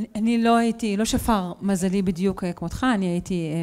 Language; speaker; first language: Hebrew; native; Hebrew